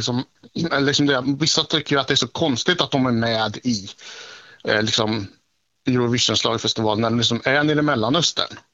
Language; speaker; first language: Swedish; native; Swedish